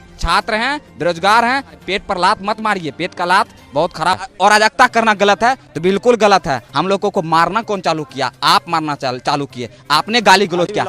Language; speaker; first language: Hindi; native; Hindi